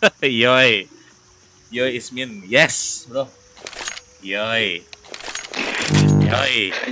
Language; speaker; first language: English; non-native, learner; Sundanese